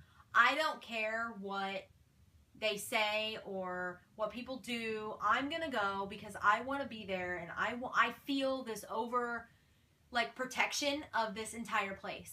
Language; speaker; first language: English; native; English